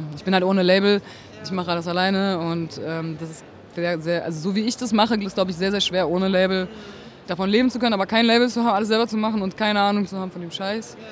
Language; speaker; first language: German; native; German